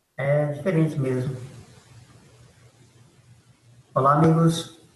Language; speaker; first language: Portuguese; non-native, learner; Spanish